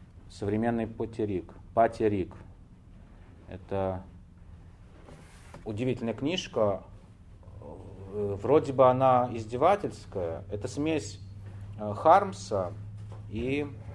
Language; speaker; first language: Russian; native; Russian